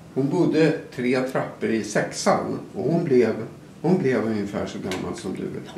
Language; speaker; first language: Swedish; native; Swedish